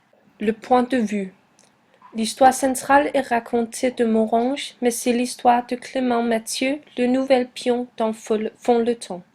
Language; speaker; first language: French; non-native, learner; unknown